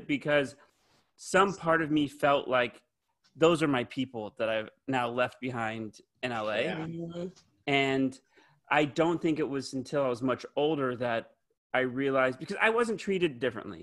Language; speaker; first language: English; native; English